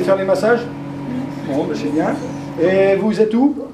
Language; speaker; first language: French; native; French